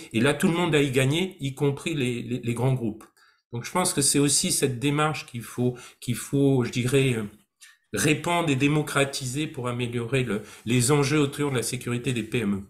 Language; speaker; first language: French; native; French